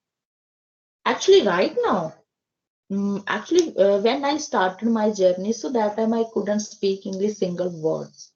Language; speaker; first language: English; non-native, learner; Hindi